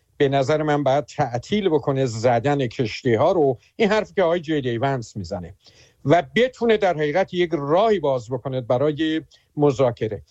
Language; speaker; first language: Persian; native; Persian